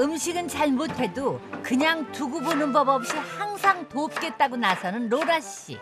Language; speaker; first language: Korean; native; Korean